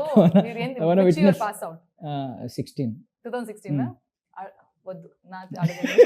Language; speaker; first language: Telugu; non-native, learner; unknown